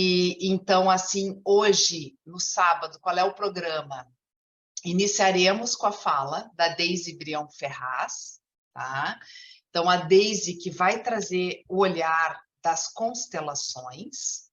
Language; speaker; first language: Portuguese; native; Portuguese